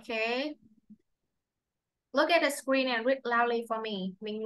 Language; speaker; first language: English; non-native, fluent; Vietnamese